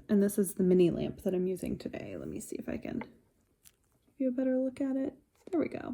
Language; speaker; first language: English; native; English